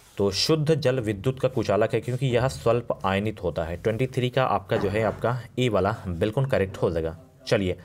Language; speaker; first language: Hindi; native; Hindi